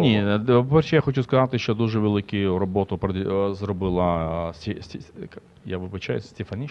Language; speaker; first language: Ukrainian; non-native, local second language; Russian